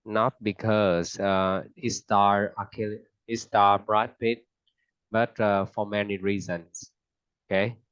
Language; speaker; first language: English; non-native, fluent; Vietnamese